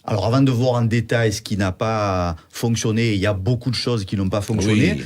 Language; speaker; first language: French; native; French